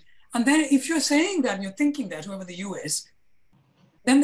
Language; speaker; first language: English; non-native, local second language; Malayalam